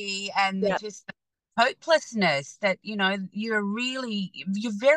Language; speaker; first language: English; native; English